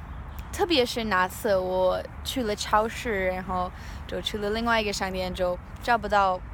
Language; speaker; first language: Chinese; non-native, learner; English